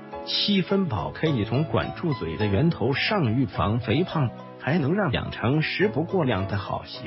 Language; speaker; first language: Chinese; native; Chinese